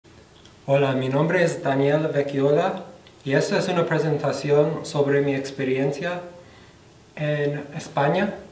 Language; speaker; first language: Spanish; non-native, fluent; English